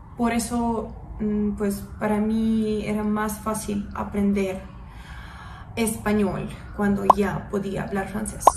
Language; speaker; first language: Spanish; non-native, fluent; Russian